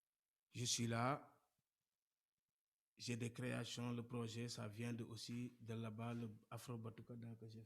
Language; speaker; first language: French; non-native, local second language; Wolof